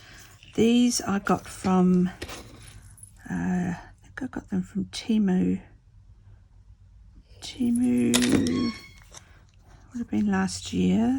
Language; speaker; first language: English; native; English